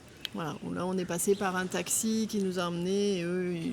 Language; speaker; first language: French; native; French